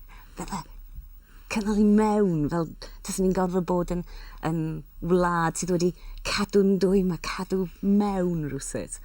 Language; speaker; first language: Welsh; native; Welsh